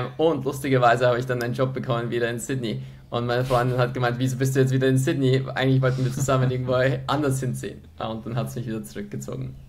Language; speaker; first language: German; early bilingual, other home language; Polish